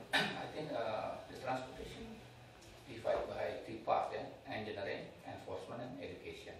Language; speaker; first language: English; non-native, learner; Indonesian